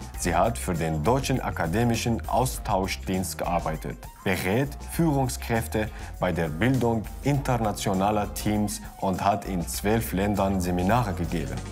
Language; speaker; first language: German; non-native, fluent; Arabic